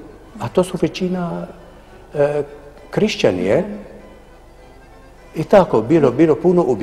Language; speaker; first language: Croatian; non-native, fluent; Arabic